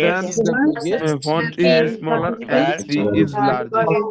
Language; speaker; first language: English; non-native, learner; Bangla